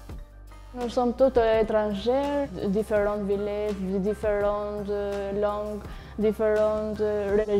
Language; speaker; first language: French; non-native, learner; Albanian